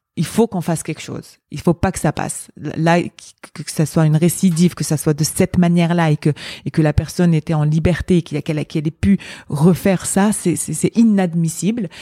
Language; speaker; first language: French; non-native, local second language; Arabic